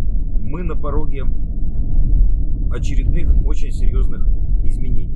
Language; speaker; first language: Russian; native; Russian